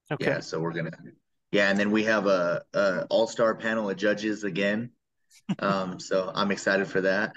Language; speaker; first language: English; native; English